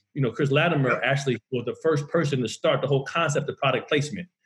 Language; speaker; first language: English; native; English